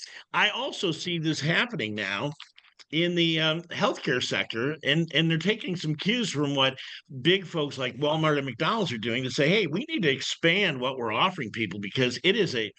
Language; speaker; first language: English; native; English